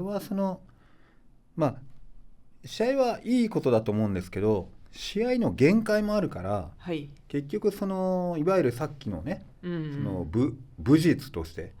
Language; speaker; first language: Japanese; native; Japanese